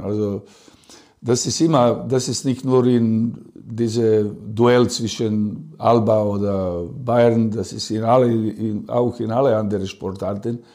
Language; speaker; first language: German; non-native, learner; Serbian